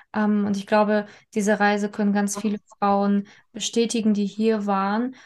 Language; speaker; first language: German; native; German